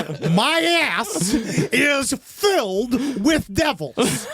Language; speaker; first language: English; native; English